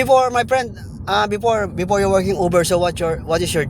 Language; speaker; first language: English; non-native, local second language; Filipino